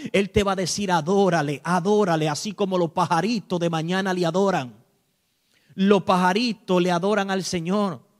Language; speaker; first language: Spanish; native; Spanish